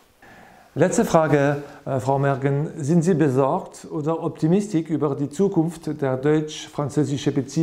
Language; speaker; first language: German; non-native, fluent; French